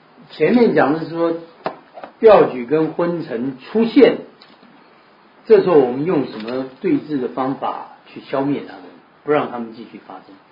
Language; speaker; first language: Chinese; native; Chinese